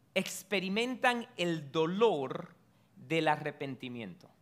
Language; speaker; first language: Spanish; early bilingual, heritage; Spanish